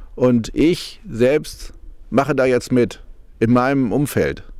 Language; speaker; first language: German; native; German